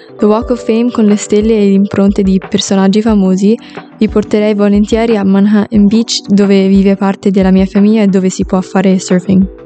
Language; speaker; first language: Italian; early bilingual, heritage; Italian